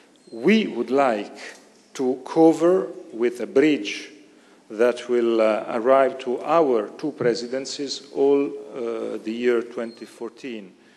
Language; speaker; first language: English; non-native, fluent; Italian